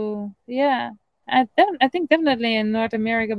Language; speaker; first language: English; non-native, fluent; Dutch